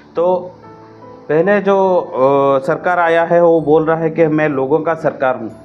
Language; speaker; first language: Hindi; non-native, local second language; Odia